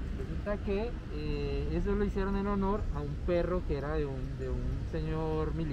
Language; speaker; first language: Spanish; native; Spanish